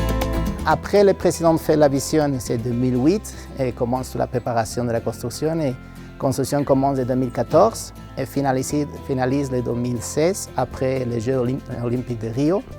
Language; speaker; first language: French; non-native, learner; Spanish